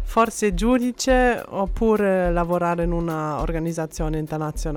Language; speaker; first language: Italian; non-native, fluent; German